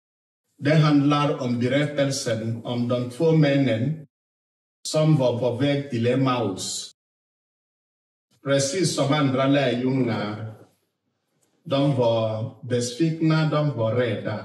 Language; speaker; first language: Swedish; non-native, fluent; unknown